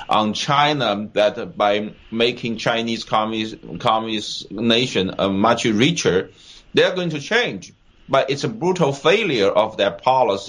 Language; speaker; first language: English; non-native, fluent; Chinese